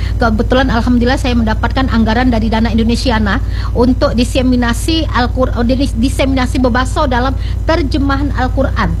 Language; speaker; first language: Indonesian; native; Indonesian